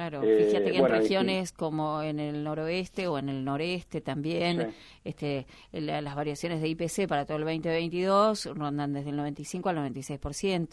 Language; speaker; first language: Spanish; native; Spanish